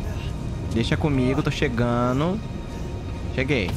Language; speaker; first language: Portuguese; native; Portuguese